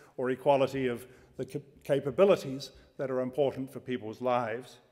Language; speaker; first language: English; native; English